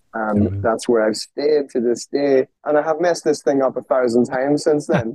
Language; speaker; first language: English; native; English